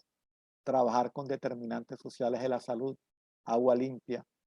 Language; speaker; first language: Spanish; native; Spanish